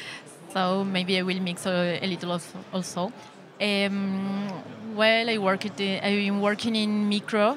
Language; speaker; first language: English; non-native, learner; Spanish